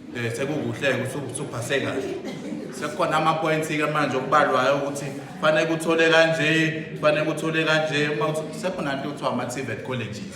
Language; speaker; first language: Zulu; native; Zulu